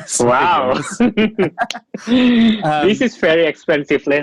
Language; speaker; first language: English; non-native, fluent; Indonesian